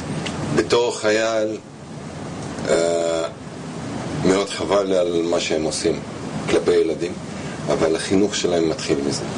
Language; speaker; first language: Hebrew; non-native, fluent; Russian